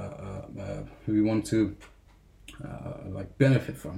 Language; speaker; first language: English; non-native, fluent; Persian